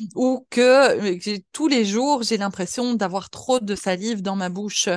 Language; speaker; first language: French; native; French